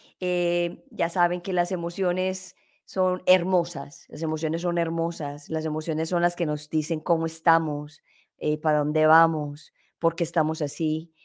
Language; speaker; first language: Spanish; native; Spanish